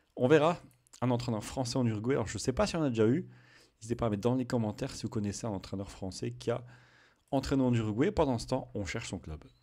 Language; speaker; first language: French; native; French